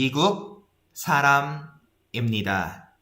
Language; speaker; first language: Korean; non-native, fluent; Filipino